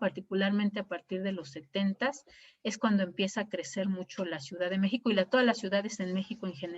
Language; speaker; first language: Spanish; native; Spanish